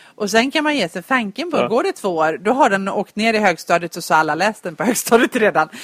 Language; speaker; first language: Swedish; native; Swedish